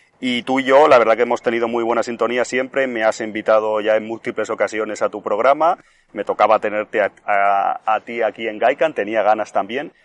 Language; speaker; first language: Spanish; native; Spanish